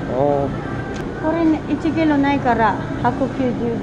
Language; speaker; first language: Japanese; non-native, learner; Filipino